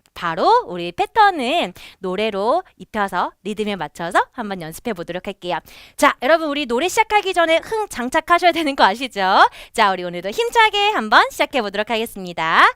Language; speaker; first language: Korean; native; Korean